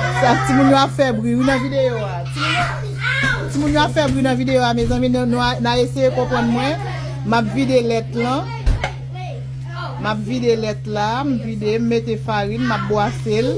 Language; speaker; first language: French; non-native, learner; Haitian Creole